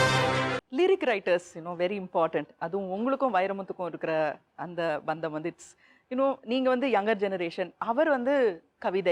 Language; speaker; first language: Tamil; native; Tamil